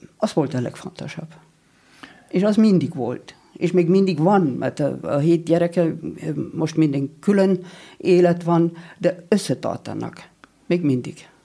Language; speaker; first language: Hungarian; non-native, fluent; German